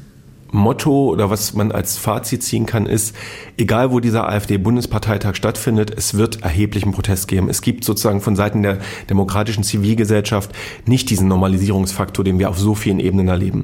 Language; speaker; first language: German; native; German